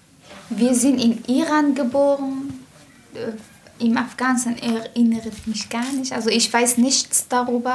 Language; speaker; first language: German; non-native, learner; Persian